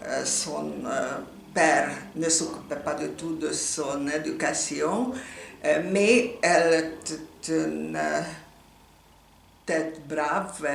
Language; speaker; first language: French; non-native, fluent; Hungarian